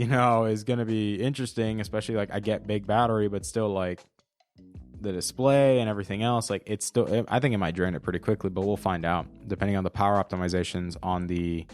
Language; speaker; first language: English; native; English